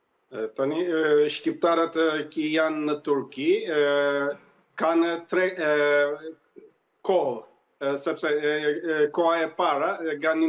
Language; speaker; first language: Albanian; early bilingual, heritage; Albanian